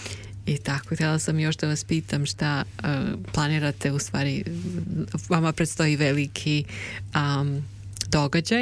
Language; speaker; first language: Serbian; native; Serbian